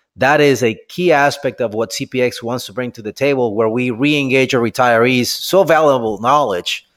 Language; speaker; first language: English; non-native, fluent; Spanish